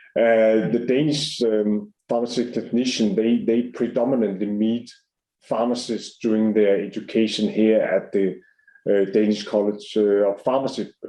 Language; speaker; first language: English; non-native, fluent; Danish